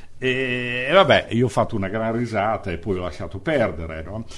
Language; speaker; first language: Italian; native; Italian